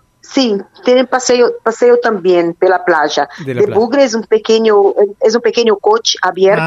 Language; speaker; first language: Spanish; non-native, learner; Portuguese